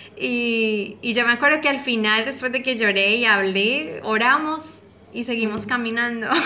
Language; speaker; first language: Spanish; native; Spanish